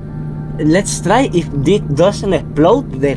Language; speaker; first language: English; non-native, learner; Spanish